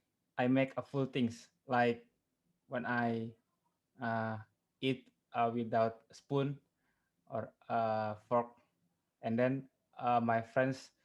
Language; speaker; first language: English; non-native, learner; Indonesian